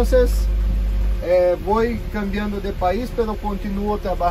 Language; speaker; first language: Spanish; non-native, learner; Portuguese